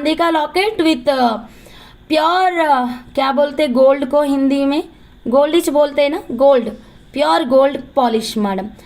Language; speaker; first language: Hindi; non-native, local second language; Telugu